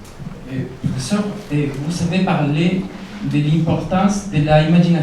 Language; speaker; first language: French; non-native, fluent; Spanish